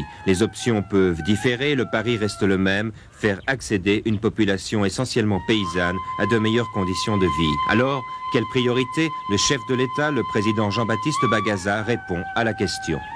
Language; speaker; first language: French; native; French